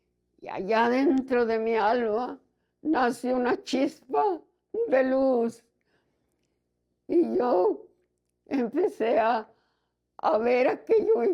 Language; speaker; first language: Spanish; native; Spanish